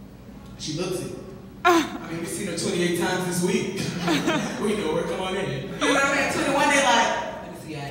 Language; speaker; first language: English; native; English